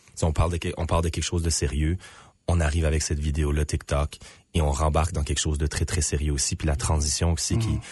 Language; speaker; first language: French; native; French